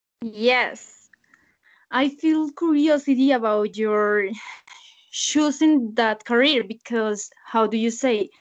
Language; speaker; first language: English; non-native, learner; Spanish